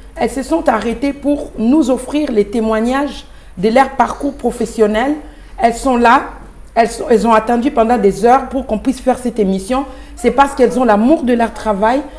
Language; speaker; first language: French; non-native, local second language; Lingala